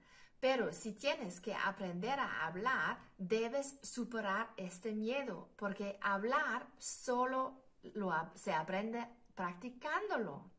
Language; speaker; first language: Spanish; non-native, fluent; German